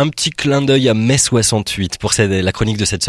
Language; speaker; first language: French; native; French